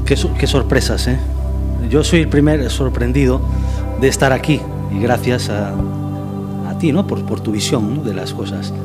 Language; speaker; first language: Spanish; native; Spanish